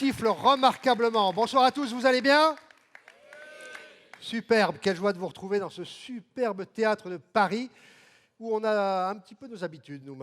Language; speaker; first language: French; native; French